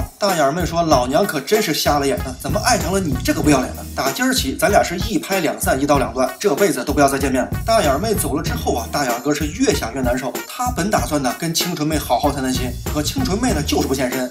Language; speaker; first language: Chinese; native; Chinese